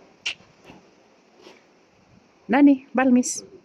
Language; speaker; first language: Finnish; non-native, learner; Filipino